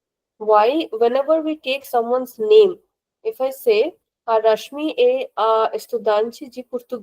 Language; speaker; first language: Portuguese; non-native, fluent; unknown